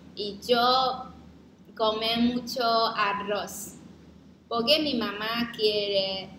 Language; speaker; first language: Spanish; non-native, learner; Chinese